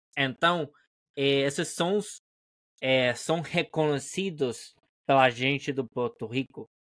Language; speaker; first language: Portuguese; non-native, learner; Spanish